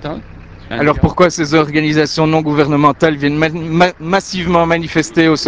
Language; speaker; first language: French; native; French